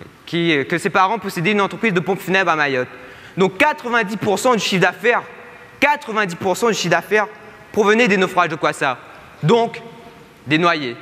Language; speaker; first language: French; native; French